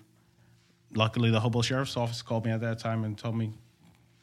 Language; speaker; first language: English; native; English